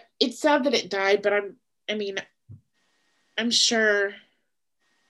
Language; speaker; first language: English; native; English